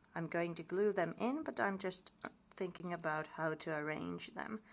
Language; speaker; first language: English; non-native, fluent; Finnish